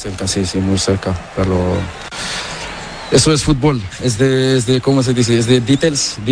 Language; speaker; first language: Spanish; non-native, learner; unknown